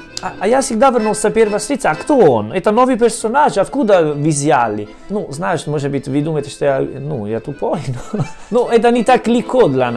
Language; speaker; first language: Russian; non-native, learner; Italian